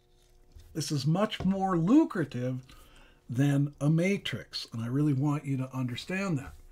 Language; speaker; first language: English; native; English